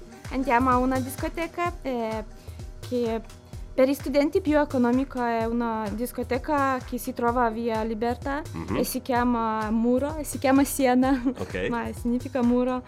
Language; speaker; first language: Italian; non-native, learner; Lithuanian